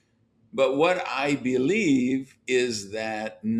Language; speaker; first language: English; native; English